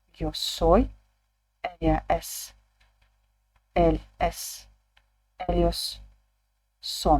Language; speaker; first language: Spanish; non-native, fluent; Ukrainian